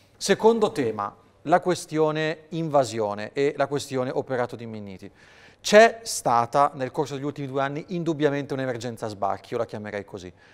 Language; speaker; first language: Italian; native; Italian